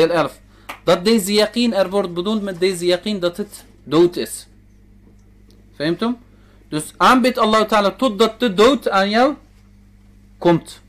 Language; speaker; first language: Dutch; early bilingual, other home language; Turkish